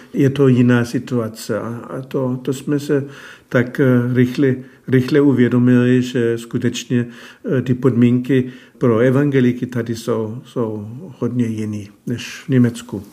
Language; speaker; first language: Czech; non-native, fluent; German